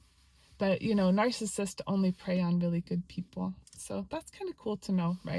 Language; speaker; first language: English; native; English